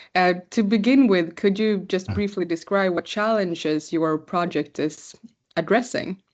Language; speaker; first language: English; non-native, fluent; Swedish